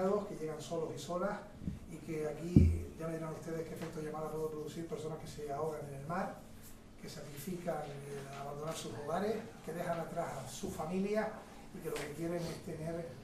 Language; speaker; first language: Spanish; native; Spanish